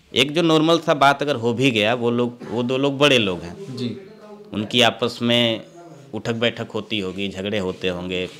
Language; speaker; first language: Hindi; native; Hindi